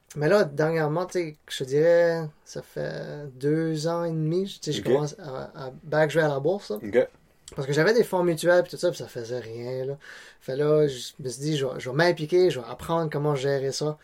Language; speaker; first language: French; non-native, local second language; Cantonese